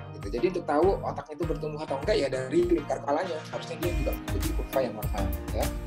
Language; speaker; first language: Indonesian; native; Indonesian